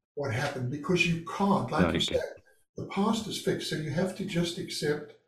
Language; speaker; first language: English; native; English